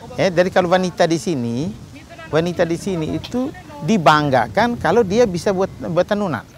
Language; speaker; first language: Indonesian; non-native, local second language; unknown